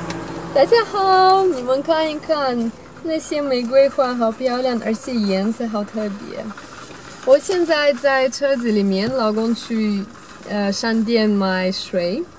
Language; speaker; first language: Chinese; non-native, fluent; Russian